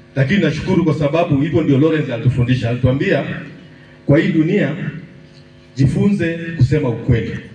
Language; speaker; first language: Swahili; non-native, local second language; Luyia